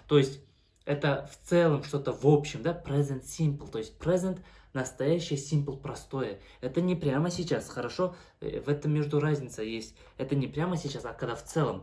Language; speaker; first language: Russian; non-native, local second language; Kazakh